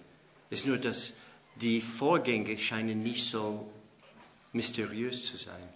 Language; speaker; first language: German; non-native, fluent; English